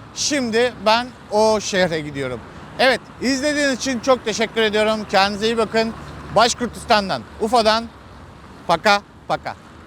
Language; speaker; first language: Turkish; native; Turkish